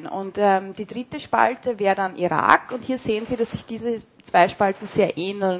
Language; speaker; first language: German; native; German